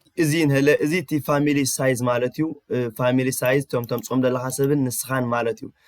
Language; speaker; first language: Tigrinya; early bilingual, heritage; Tigrinya